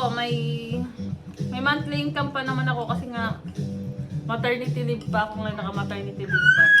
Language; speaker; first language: Filipino; native; Filipino